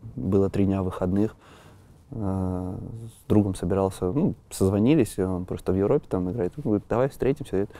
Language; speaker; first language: Russian; native; Russian